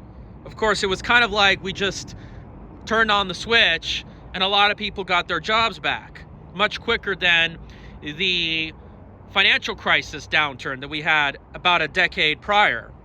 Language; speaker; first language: English; native; English